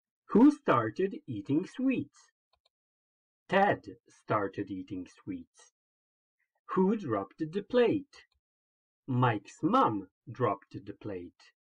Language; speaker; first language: English; non-native, fluent; Croatian